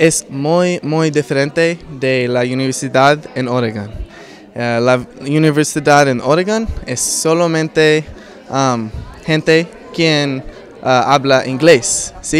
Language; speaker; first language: Spanish; non-native, learner; English